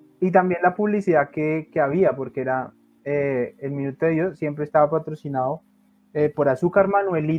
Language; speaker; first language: Spanish; native; Spanish